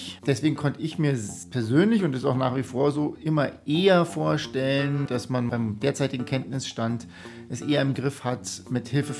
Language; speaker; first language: German; native; German